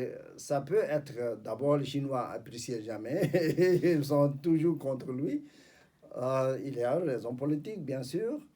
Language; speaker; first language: French; non-native, fluent; Tibetan